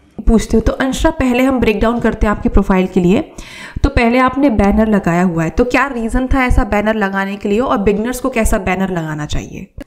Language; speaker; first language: Hindi; native; Hindi